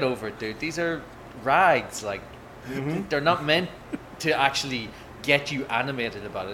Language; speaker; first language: English; native; English